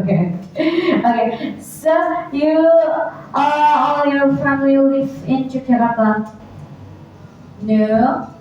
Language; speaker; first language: English; non-native, learner; Indonesian